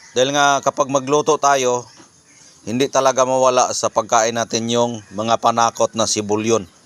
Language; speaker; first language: Filipino; non-native, local second language; Cebuano